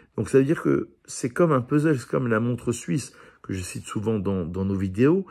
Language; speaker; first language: French; native; French